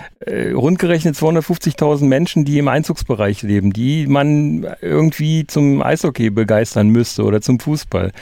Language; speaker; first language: German; native; German